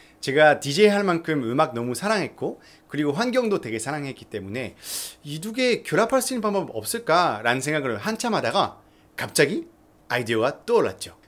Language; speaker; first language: Korean; non-native, fluent; French